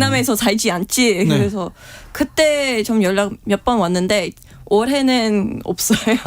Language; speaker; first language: Korean; non-native, fluent; English